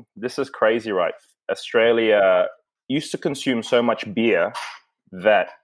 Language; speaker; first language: English; non-native, local second language; Filipino